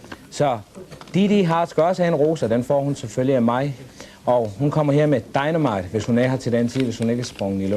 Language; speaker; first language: Danish; native; Danish